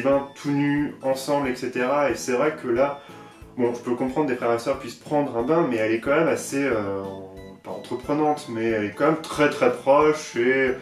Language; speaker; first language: French; native; French